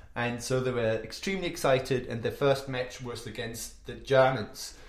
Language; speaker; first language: English; non-native, fluent; German